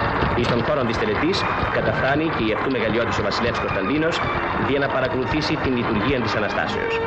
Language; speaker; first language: Greek; native; Greek